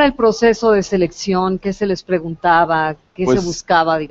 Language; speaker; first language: Spanish; native; Spanish